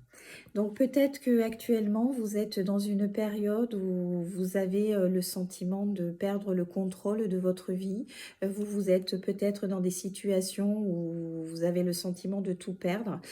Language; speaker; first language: French; native; French